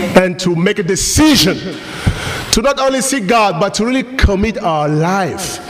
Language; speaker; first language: English; non-native, local second language; French